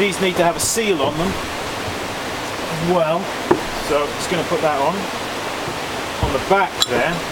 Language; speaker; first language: English; native; English